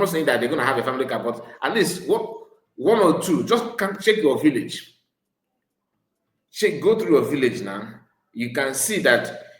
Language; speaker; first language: English; non-native, local second language; Igbo